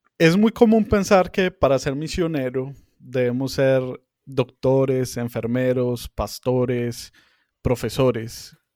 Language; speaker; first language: Spanish; native; Spanish